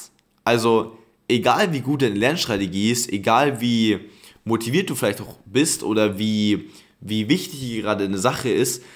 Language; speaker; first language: German; native; German